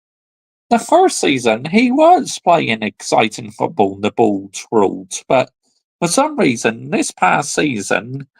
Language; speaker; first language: English; native; English